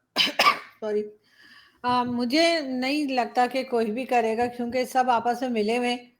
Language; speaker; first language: Urdu; native; Urdu